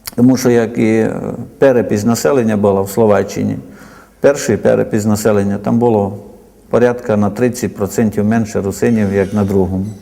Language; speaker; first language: Ukrainian; native; Ukrainian